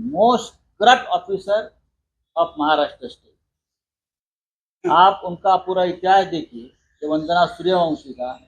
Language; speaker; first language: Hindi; non-native, local second language; Marathi